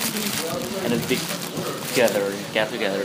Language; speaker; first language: English; non-native, fluent; Chinese